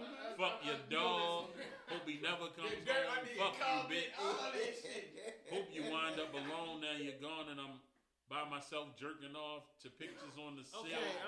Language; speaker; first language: English; native; English